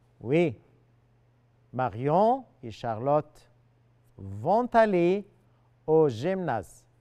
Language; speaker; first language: French; non-native, fluent; Arabic